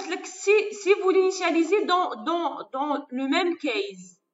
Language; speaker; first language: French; non-native, local second language; Arabic